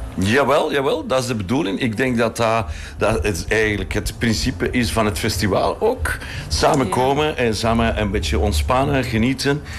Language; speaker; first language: Dutch; non-native, fluent; Spanish